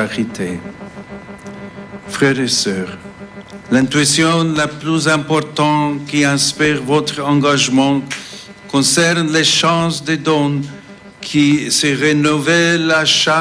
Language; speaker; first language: French; non-native, fluent; English